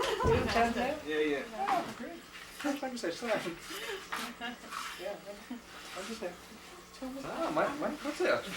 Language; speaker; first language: Korean; non-native, learner; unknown